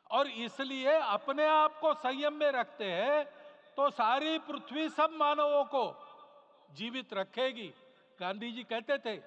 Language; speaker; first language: Hindi; non-native, local second language; Marathi